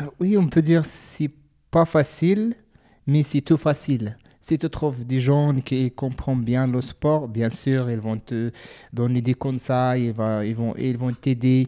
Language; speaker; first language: French; non-native, learner; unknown